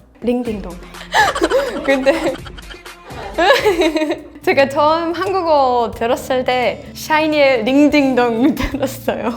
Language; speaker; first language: Korean; non-native, fluent; Danish